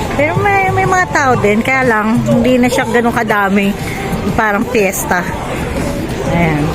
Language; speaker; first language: Filipino; native; Filipino